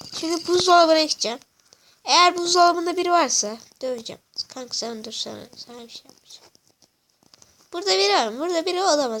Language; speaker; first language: Turkish; native; Turkish